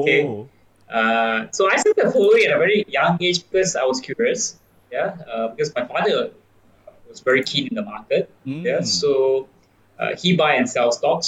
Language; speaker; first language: English; non-native, local second language; Tamil